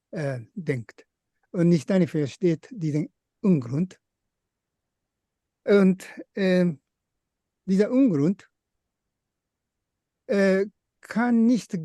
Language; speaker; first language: German; non-native, fluent; Japanese